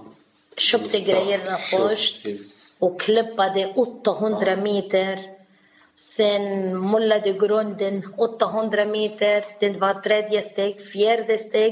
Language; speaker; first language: Swedish; non-native, learner; Arabic